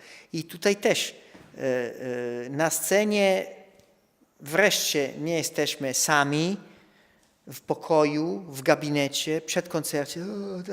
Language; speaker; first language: Polish; non-native, fluent; Italian